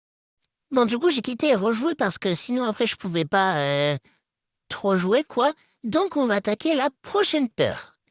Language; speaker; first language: French; native; French